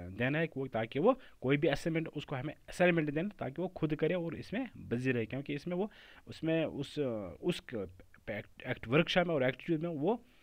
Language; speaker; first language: Hindi; non-native, local second language; Kashmiri